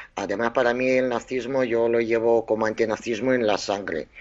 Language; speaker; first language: Spanish; non-native, fluent; Russian